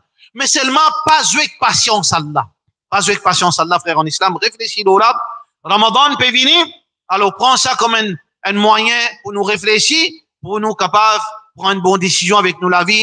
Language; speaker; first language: French; non-native, local second language; Morisyen